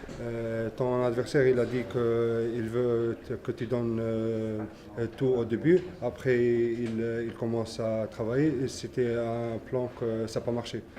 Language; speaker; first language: French; non-native, learner; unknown